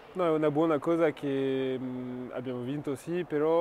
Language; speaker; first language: Italian; non-native, fluent; French